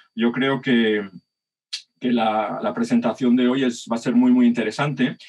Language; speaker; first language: Spanish; native; Spanish